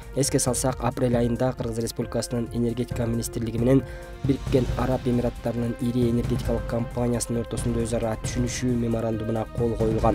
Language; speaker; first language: Kyrgyz; native; Kyrgyz